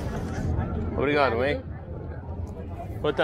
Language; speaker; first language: Portuguese; non-native, learner; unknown